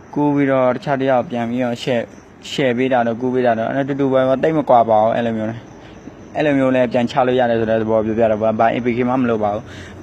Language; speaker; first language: Burmese; native; Burmese